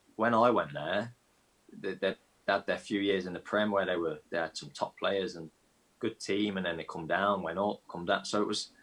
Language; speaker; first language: English; native; English